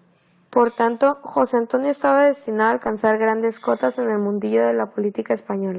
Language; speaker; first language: Spanish; native; Spanish